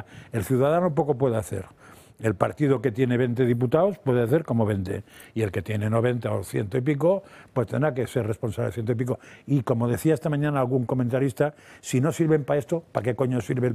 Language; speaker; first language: Spanish; native; Spanish